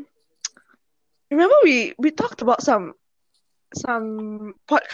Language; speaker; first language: English; non-native, local second language; Malay